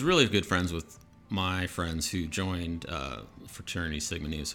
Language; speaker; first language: English; native; English